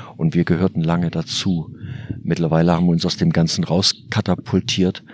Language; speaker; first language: German; native; German